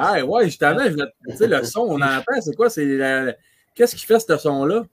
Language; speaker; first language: French; native; French